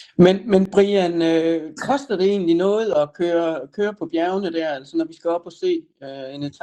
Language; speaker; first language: Danish; native; Danish